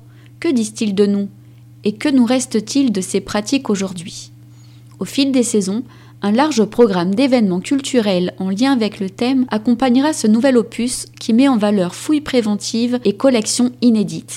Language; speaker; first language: French; native; French